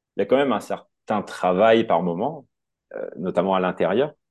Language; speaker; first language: French; native; French